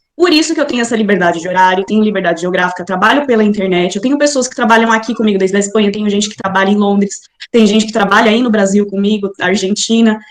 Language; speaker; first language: Portuguese; native; Portuguese